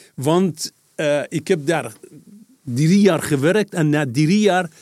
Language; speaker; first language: Dutch; non-native, fluent; Persian